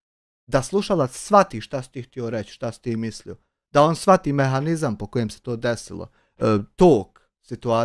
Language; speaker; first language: Bosnian; native; Bosnian